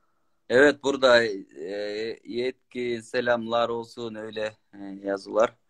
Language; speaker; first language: Turkish; non-native, learner; Kyrgyz